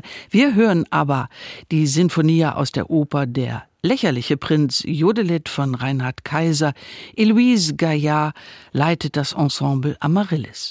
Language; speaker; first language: German; native; German